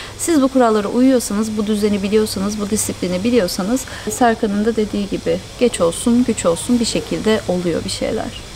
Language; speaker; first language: Turkish; native; Turkish